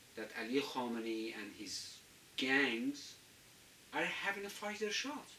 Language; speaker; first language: English; non-native, fluent; Azerbaijani